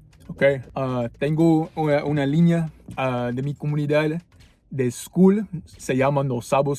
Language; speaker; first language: Spanish; early bilingual, heritage; English